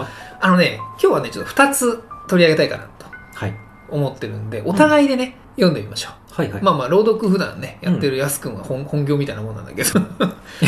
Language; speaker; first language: Japanese; native; Japanese